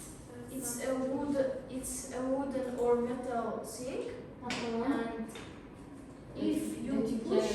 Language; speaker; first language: English; non-native, learner; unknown